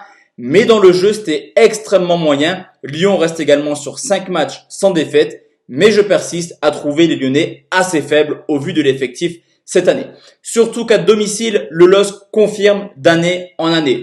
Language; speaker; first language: French; native; French